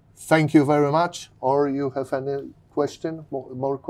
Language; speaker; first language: English; non-native, learner; Polish